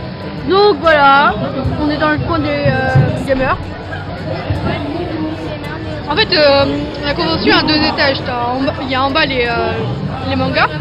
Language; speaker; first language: French; native; French